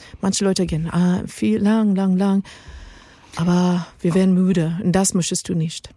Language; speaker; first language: German; non-native, learner; Spanish